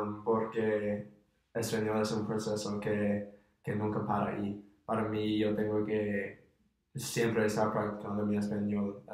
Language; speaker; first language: Spanish; non-native, fluent; English